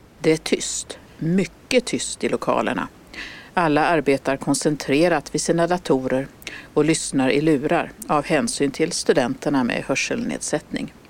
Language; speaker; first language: Swedish; native; Swedish